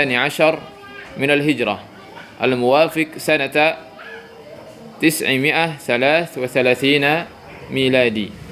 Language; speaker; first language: Arabic; non-native, fluent; Sundanese